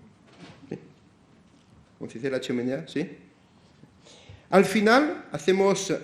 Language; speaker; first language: Spanish; non-native, fluent; French